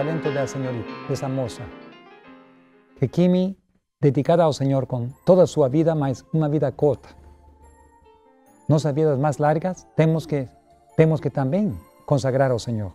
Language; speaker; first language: Spanish; non-native, learner; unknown